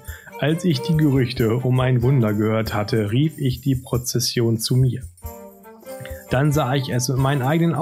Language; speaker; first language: German; native; German